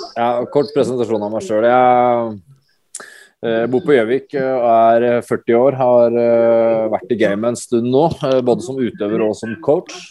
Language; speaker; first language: Norwegian; native; Norwegian